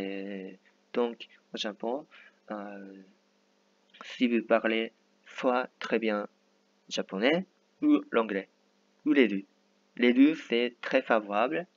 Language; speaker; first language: French; non-native, fluent; Japanese